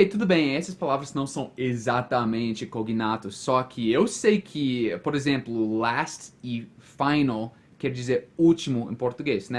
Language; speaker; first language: Portuguese; non-native, fluent; English